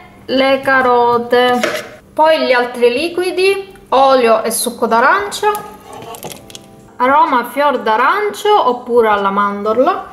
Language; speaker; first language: Italian; native; Italian